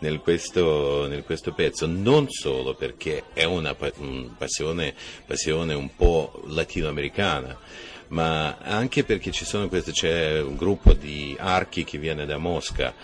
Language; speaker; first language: Italian; non-native, fluent; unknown